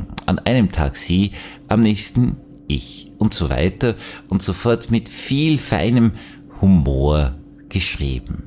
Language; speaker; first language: German; native; German